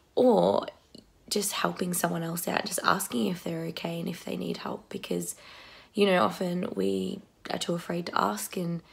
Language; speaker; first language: English; native; English